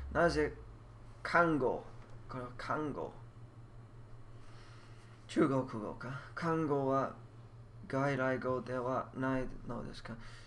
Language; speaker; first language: Japanese; non-native, learner; English